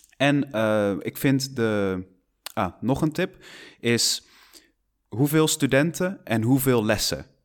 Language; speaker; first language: Dutch; non-native, fluent; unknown